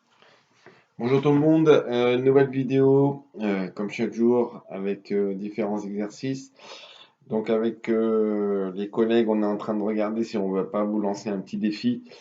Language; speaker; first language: French; native; French